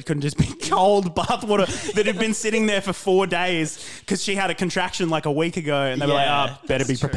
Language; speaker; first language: English; native; English